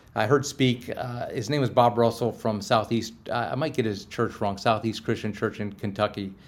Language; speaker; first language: English; native; English